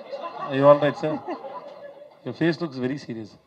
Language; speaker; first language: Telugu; non-native, learner; Tamil